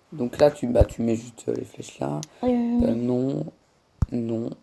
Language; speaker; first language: French; native; French